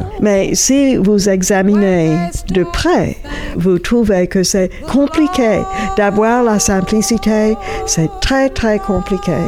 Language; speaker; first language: French; non-native, fluent; English